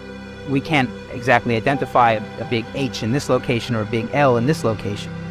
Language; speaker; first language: English; native; English